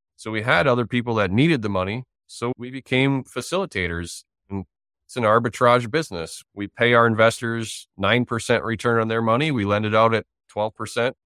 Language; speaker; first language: English; native; English